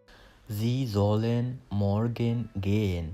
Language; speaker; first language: German; non-native, learner; Bangla